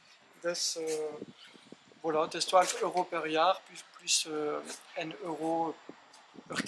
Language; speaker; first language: Dutch; non-native, fluent; French